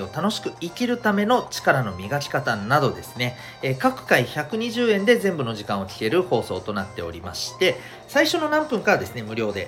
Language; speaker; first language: Japanese; native; Japanese